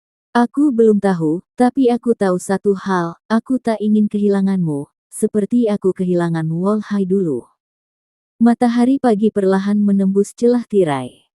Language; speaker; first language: Indonesian; native; Indonesian